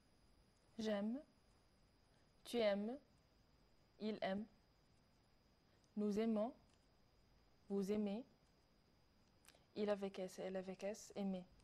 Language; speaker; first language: French; non-native, learner; Arabic